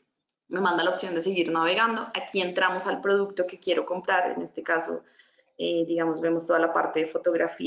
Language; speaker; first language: Spanish; native; Spanish